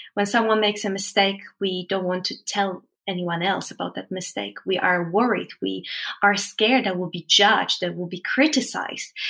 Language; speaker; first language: English; non-native, fluent; Polish